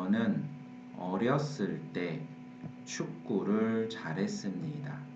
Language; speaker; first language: Korean; non-native, fluent; Vietnamese